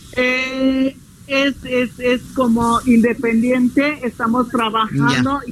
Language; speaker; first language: Spanish; native; Spanish